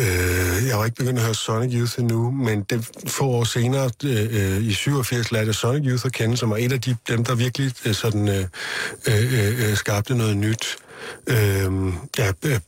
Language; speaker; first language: Danish; native; Danish